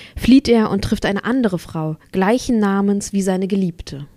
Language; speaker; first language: German; early bilingual, other home language; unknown